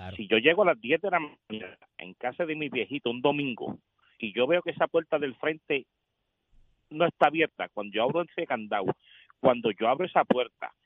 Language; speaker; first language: Spanish; native; Spanish